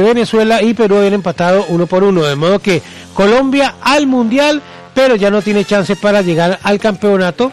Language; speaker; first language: Spanish; native; Spanish